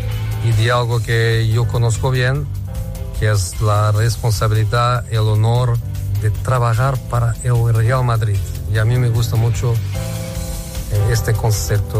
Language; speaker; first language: Spanish; non-native, fluent; Portuguese